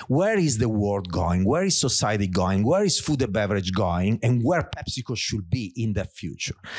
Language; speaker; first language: English; non-native, fluent; Italian